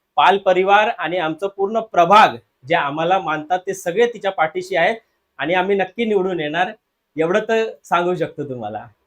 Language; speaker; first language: Marathi; non-native, local second language; Hindi